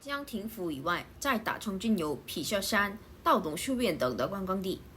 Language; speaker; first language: Chinese; non-native, learner; Korean